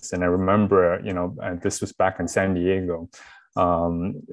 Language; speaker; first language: English; non-native, local second language; Chinese